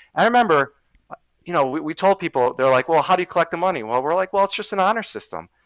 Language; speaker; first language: English; native; English